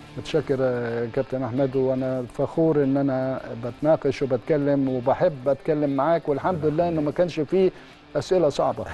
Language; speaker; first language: Egyptian Arabic; native; Egyptian Arabic